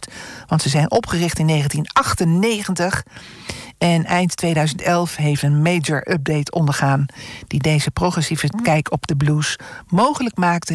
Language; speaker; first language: Dutch; native; Dutch